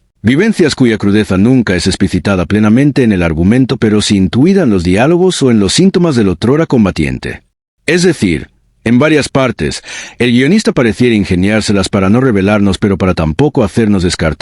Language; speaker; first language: Spanish; native; Spanish